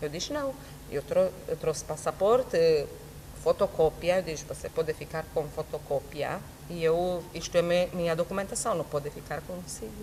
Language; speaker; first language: Portuguese; non-native, learner; Romanian